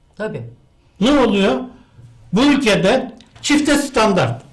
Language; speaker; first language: Turkish; native; Turkish